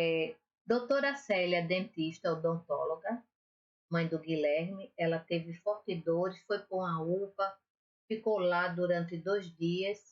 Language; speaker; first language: Portuguese; native; Portuguese